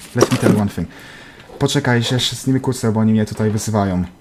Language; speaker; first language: English; non-native, fluent; Polish